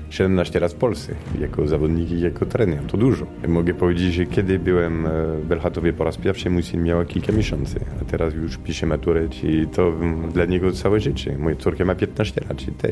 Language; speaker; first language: Polish; non-native, fluent; Italian